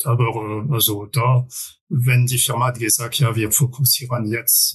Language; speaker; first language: German; non-native, fluent; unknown